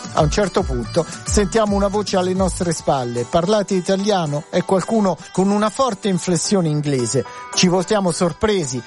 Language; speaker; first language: Italian; native; Italian